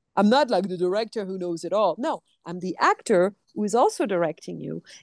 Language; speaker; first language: English; non-native, fluent; French